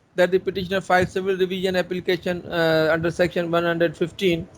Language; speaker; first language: English; non-native, local second language; Urdu